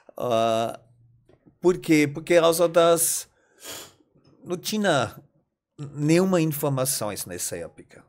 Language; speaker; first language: Portuguese; non-native, fluent; German